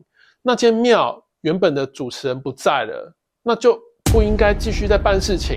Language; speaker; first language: Chinese; native; Chinese